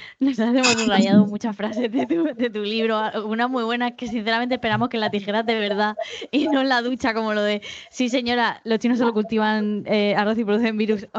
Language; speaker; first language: Spanish; native; Spanish